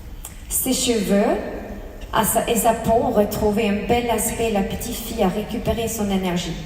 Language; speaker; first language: French; non-native, fluent; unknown